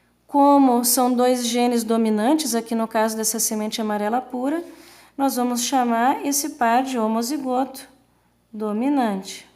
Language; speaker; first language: Portuguese; native; Portuguese